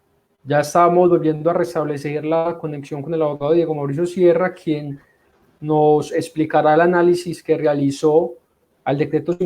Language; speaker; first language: Spanish; native; Spanish